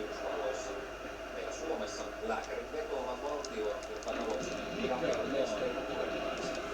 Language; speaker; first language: Finnish; native; Finnish